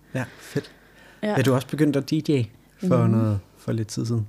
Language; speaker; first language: Danish; native; Danish